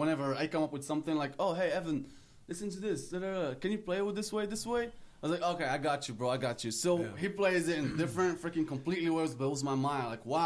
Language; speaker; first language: English; non-native, fluent; Arabic